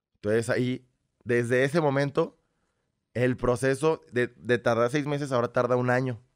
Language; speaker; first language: Spanish; early bilingual, other home language; Russian